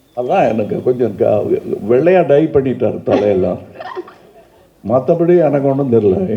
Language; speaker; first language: Tamil; native; Tamil